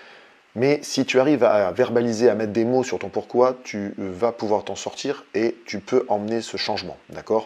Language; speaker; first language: French; native; French